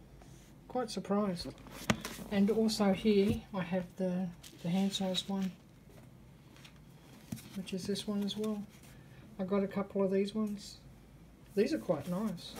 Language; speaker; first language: English; native; English